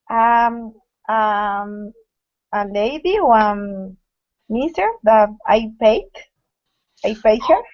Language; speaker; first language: English; non-native, learner; Spanish